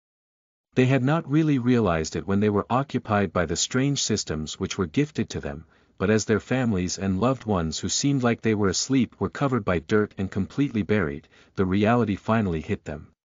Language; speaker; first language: English; native; English